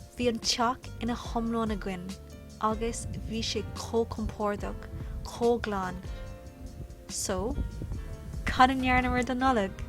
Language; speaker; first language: Irish; non-native, local second language; English